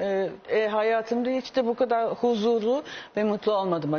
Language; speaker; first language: Turkish; non-native, fluent; English